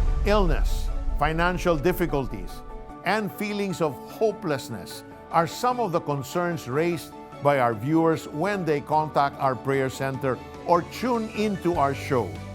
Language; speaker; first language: English; non-native, local second language; Filipino